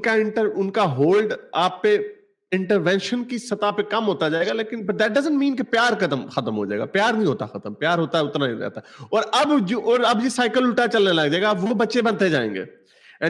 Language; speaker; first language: Hindi; native; Hindi